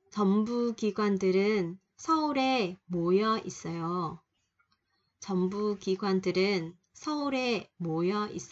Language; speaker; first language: Korean; non-native, fluent; Vietnamese